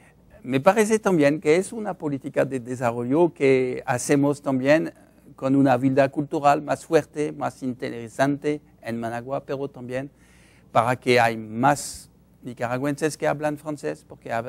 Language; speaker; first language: Spanish; non-native, fluent; French